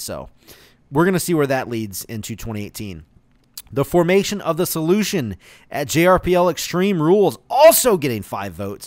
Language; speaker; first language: English; native; English